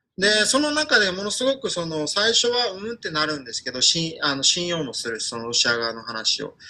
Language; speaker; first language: Japanese; non-native, fluent; Ukrainian